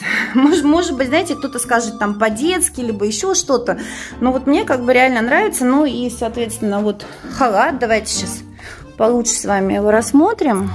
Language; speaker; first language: Russian; native; Russian